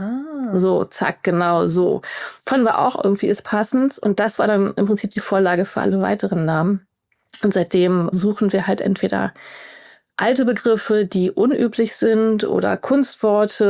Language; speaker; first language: German; native; German